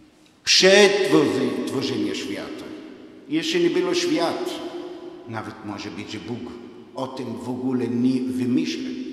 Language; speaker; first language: Polish; non-native, fluent; Hebrew